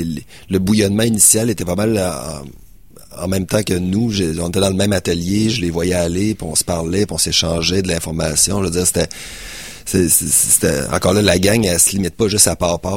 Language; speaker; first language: French; native; French